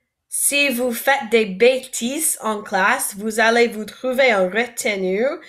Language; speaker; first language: French; non-native, fluent; English